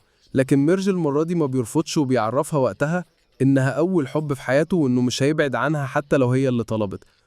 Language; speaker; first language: Arabic; native; Arabic